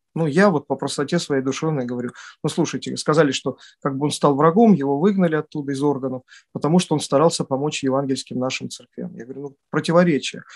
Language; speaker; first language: Russian; native; Russian